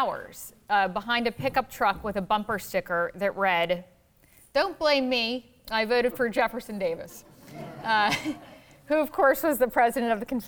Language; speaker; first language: English; native; English